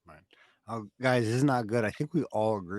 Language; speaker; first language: English; native; English